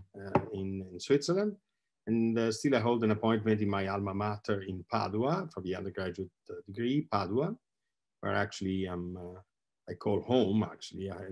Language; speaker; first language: English; non-native, fluent; Italian